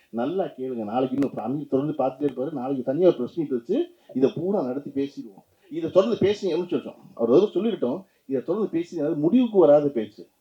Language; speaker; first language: Tamil; native; Tamil